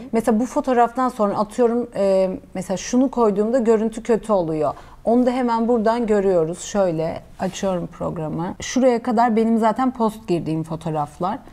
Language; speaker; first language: Turkish; early bilingual, heritage; Turkish